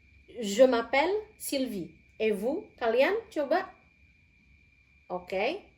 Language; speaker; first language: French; non-native, fluent; Indonesian